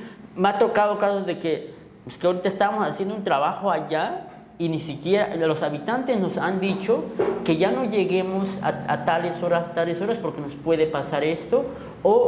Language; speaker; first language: Spanish; native; Spanish